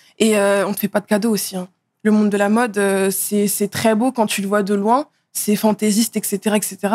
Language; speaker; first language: French; native; French